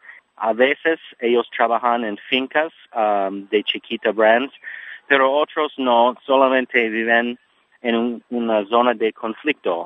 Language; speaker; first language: Spanish; non-native, learner; English